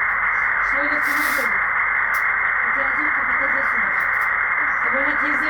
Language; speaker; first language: Turkish; native; Turkish